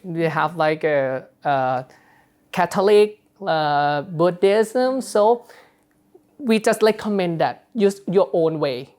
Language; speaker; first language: English; non-native, learner; Thai